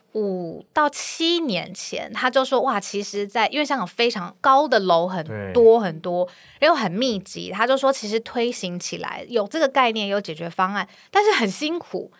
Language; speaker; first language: Chinese; native; Chinese